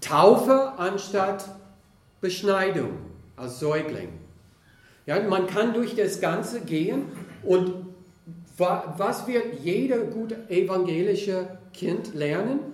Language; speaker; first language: German; non-native, fluent; English